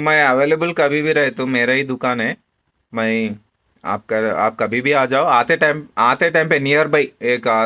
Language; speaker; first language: Hindi; non-native, local second language; Telugu